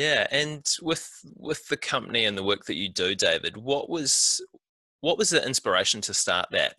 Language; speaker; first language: English; native; English